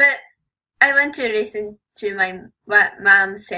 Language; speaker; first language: English; non-native, learner; Japanese